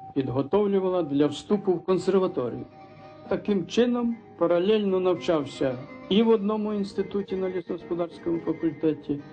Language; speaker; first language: Ukrainian; native; Ukrainian